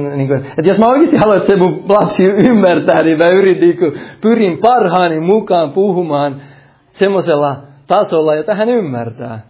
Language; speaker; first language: Finnish; early bilingual, heritage; Finnish